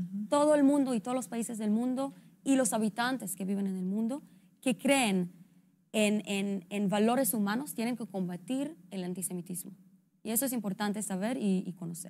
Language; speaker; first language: Spanish; non-native, fluent; Hebrew